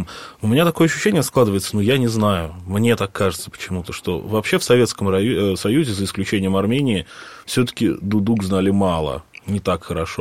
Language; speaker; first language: Russian; native; Russian